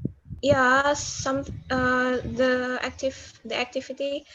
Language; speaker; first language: English; non-native, learner; Indonesian